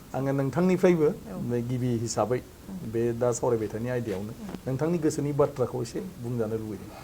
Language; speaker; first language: Bodo; native; Bodo